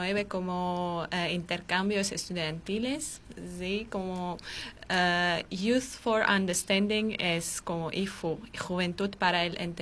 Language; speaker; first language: Spanish; non-native, learner; Armenian